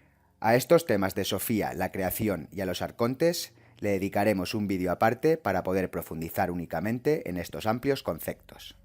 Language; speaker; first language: Spanish; native; Spanish